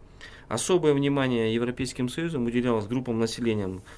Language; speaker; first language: Russian; non-native, local second language; Kyrgyz